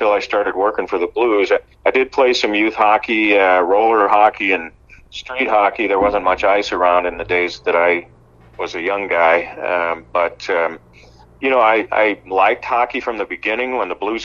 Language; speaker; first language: English; native; English